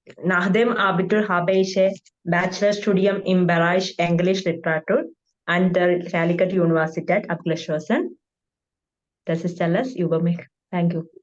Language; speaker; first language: German; non-native, fluent; Malayalam